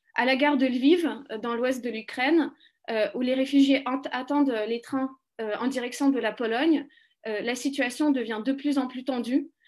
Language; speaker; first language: French; non-native, fluent; Ukrainian